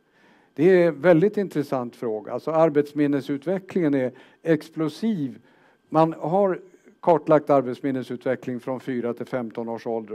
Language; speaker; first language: Swedish; native; Swedish